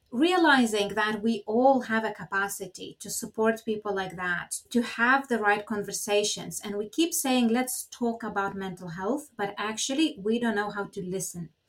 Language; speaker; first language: English; non-native, fluent; Lithuanian